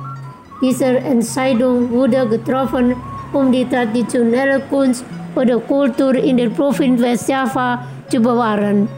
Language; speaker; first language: German; non-native, fluent; Indonesian